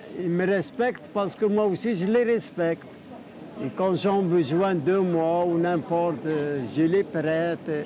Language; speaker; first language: French; non-native, local second language; Arabic